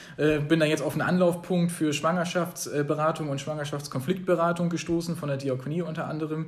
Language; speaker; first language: German; native; German